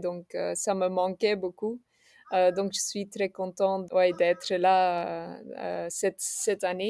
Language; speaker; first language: French; non-native, local second language; Dutch